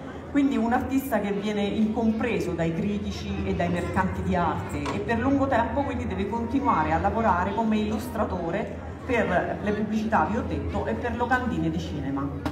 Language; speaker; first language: Italian; native; Italian